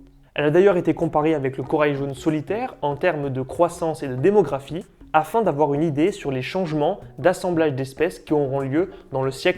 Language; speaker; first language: French; native; French